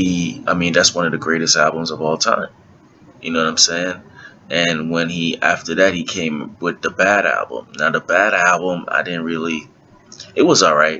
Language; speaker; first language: English; native; English